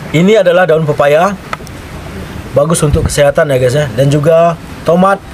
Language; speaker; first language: Indonesian; non-native, local second language; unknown